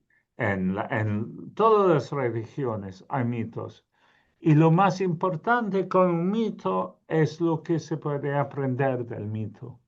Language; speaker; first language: Spanish; non-native, fluent; English